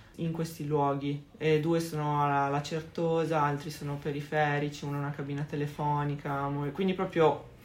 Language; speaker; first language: Italian; native; Italian